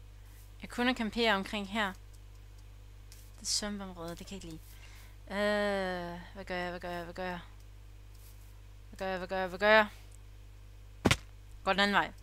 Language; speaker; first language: Danish; native; Danish